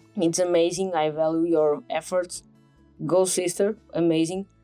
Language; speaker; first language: English; non-native, fluent; Portuguese